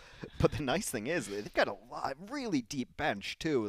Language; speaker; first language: English; native; English